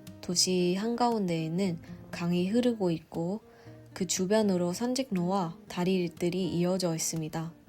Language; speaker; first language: Korean; non-native, fluent; Vietnamese